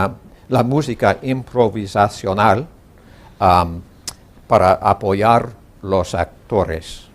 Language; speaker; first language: Spanish; non-native, learner; English